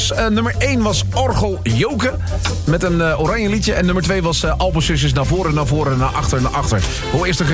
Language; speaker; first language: Dutch; native; Dutch